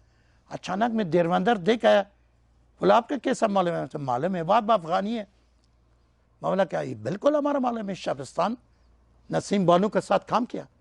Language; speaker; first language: Hindi; non-native, learner; Persian